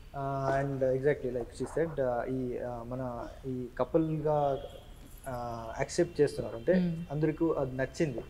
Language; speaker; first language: Telugu; non-native, learner; Kannada